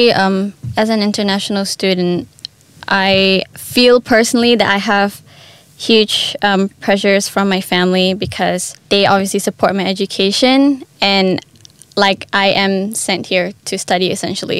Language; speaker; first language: English; non-native, local second language; Malay